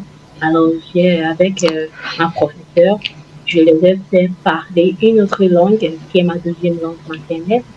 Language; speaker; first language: French; non-native, fluent; Igbo